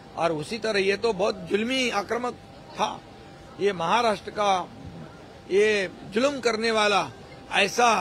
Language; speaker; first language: Hindi; non-native, local second language; Marathi